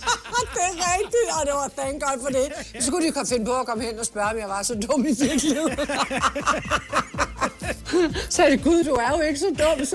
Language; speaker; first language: Danish; native; Danish